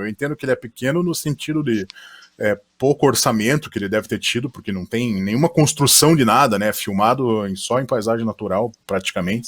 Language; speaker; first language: Portuguese; native; Portuguese